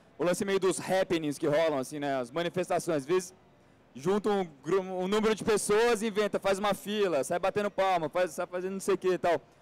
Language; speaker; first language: Portuguese; native; Portuguese